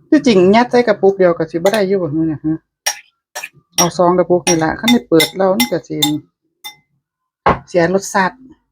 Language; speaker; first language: Thai; native; Thai